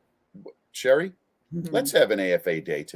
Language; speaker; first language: English; native; English